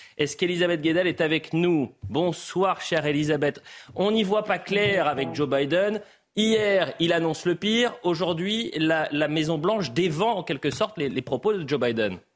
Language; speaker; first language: French; native; French